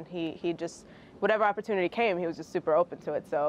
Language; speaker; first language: English; early bilingual, other home language; Russian